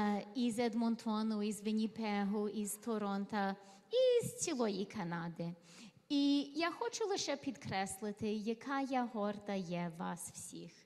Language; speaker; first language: Ukrainian; early bilingual, heritage; Ukrainian